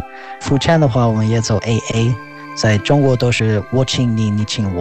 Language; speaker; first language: Chinese; non-native, fluent; English